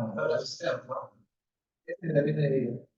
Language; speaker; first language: Spanish; native; Spanish